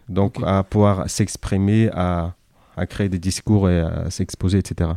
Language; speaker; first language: French; non-native, fluent; Kyrgyz